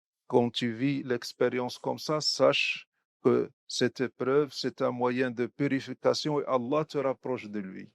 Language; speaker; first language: French; non-native, local second language; Arabic